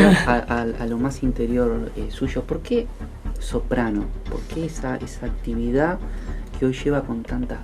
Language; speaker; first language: Spanish; native; Spanish